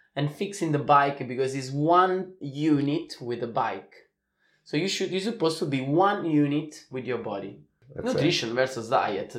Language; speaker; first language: English; non-native, fluent; Italian